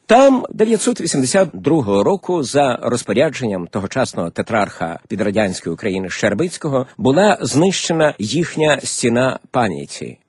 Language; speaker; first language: Ukrainian; native; Ukrainian